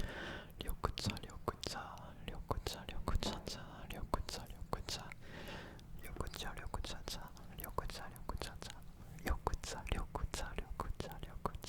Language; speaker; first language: Japanese; non-native, fluent; French